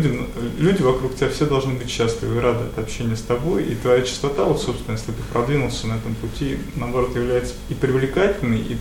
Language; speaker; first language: Russian; native; Russian